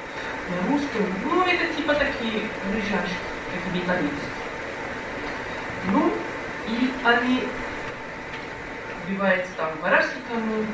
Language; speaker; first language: Russian; non-native, fluent; Arabic